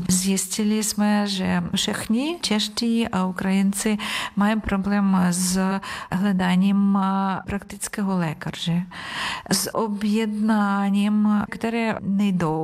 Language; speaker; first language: Czech; non-native, learner; Ukrainian